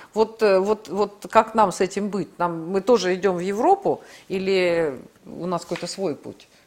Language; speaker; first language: Russian; native; Russian